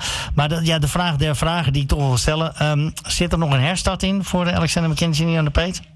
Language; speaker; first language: Dutch; native; Dutch